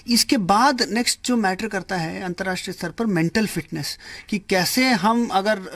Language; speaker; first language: Hindi; non-native, local second language; Kannada